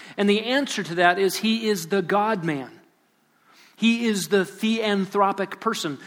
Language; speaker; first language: English; native; English